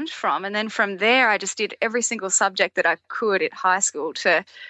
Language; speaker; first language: English; native; English